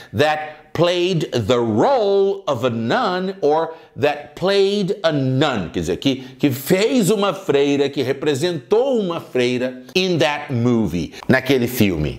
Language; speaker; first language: English; non-native, fluent; Portuguese